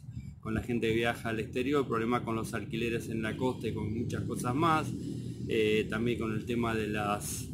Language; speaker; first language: Spanish; native; Spanish